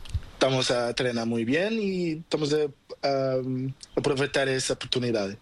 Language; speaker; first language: Spanish; non-native, learner; Portuguese